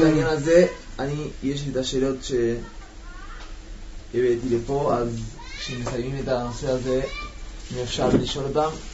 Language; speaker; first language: Hebrew; non-native, learner; Spanish